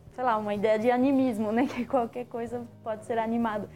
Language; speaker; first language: Portuguese; non-native, fluent; French